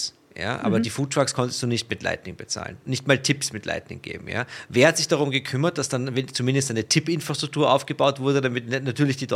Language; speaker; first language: German; native; German